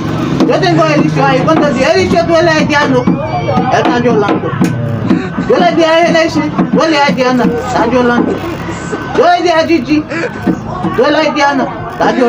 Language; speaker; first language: Spanish; non-native, learner; Haitian Creole